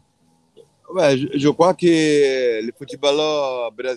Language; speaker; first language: French; non-native, fluent; Portuguese